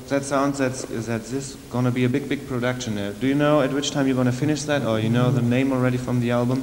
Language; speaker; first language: English; non-native, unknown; German